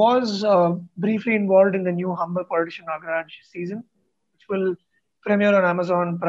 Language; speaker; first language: English; non-native, local second language; Tamil